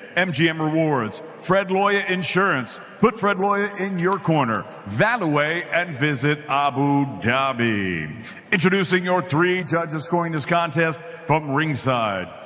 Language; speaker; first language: English; native; English